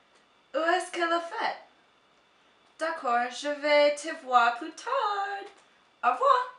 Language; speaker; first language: French; non-native, learner; English